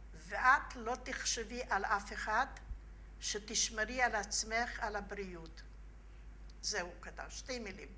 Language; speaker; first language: Hebrew; non-native, fluent; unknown